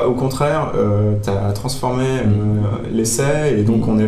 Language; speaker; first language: French; native; French